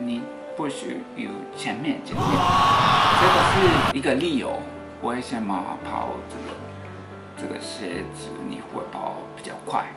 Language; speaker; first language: Chinese; non-native, fluent; Japanese